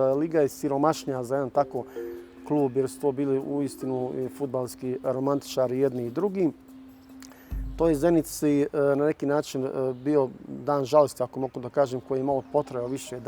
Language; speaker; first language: Bosnian; native; Bosnian